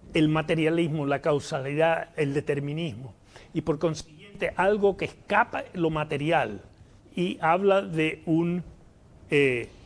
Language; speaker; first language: Spanish; early bilingual, heritage; Spanish